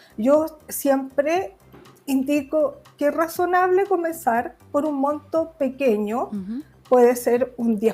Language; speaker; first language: Spanish; native; Spanish